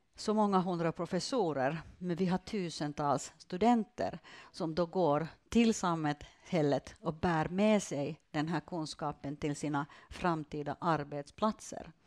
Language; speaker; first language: Swedish; non-native, fluent; Finnish